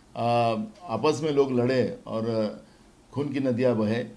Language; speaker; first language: Hindi; non-native, local second language; Marathi